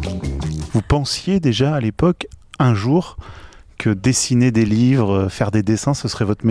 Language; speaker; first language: French; native; French